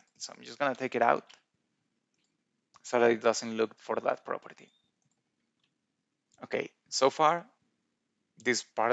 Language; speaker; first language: English; non-native, fluent; Spanish